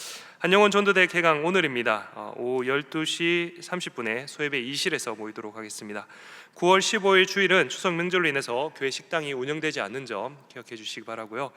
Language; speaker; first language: Korean; native; Korean